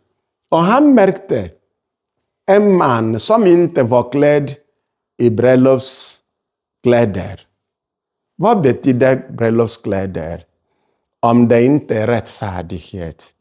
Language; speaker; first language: Swedish; non-native, fluent; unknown